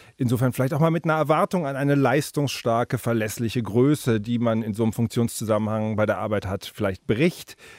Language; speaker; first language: German; native; German